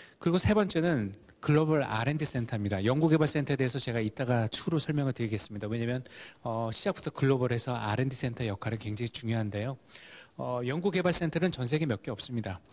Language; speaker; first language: Korean; early bilingual, heritage; Korean